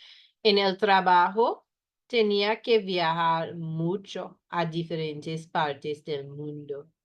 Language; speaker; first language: Spanish; non-native, fluent; English